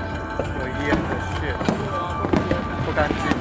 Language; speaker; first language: Chinese; native; Chinese